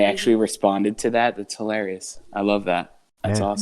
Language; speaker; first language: English; native; English